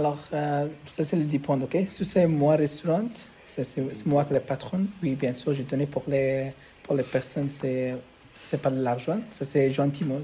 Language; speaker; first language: French; non-native, learner; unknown